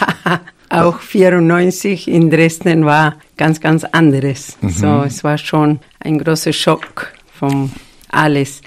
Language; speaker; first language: German; non-native, fluent; Spanish